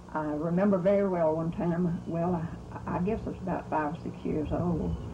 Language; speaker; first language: English; native; English